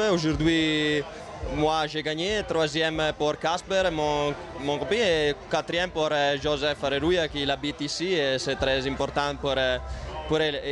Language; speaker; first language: French; non-native, learner; Italian